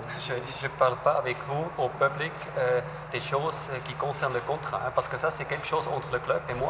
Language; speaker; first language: French; non-native, fluent; German